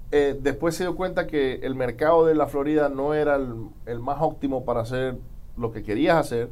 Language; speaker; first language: Spanish; native; Spanish